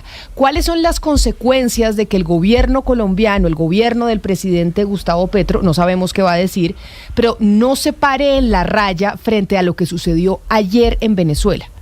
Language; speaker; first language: Spanish; native; Spanish